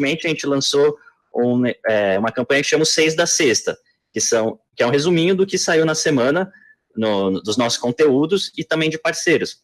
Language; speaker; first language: Portuguese; native; Portuguese